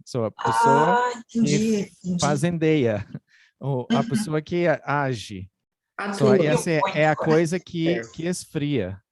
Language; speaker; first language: Portuguese; non-native, fluent; English